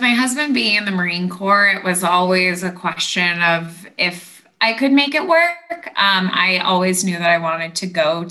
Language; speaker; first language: English; native; English